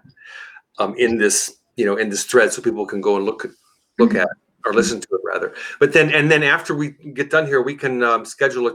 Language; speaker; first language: English; native; English